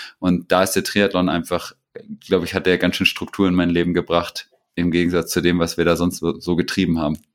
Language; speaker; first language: German; native; German